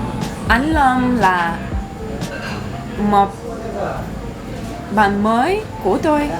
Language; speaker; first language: Vietnamese; non-native, learner; Russian